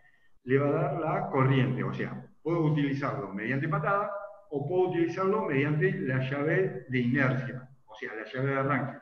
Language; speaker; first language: Spanish; native; Spanish